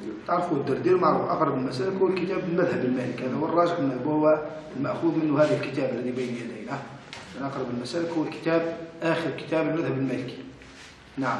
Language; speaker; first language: Arabic; native; Arabic